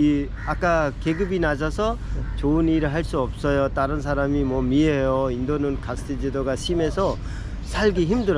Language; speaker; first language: Korean; non-native, fluent; Hindi